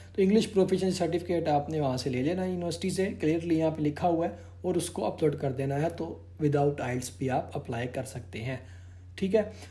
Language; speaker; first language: Urdu; non-native, local second language; Punjabi